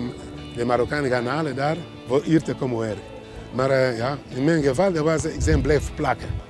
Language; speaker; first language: Dutch; non-native, learner; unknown